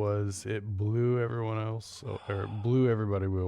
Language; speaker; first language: English; native; English